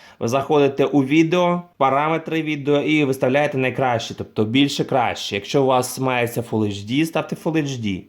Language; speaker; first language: Ukrainian; non-native, local second language; Russian